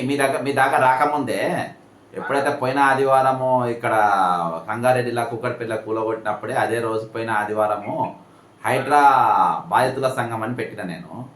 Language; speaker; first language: Telugu; native; Telugu